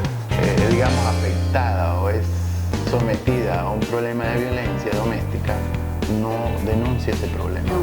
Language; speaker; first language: Spanish; native; Spanish